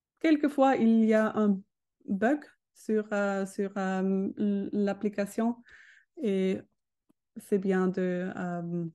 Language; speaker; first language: French; non-native, learner; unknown